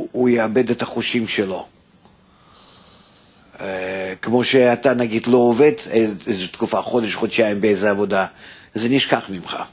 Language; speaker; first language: Hebrew; non-native, fluent; Russian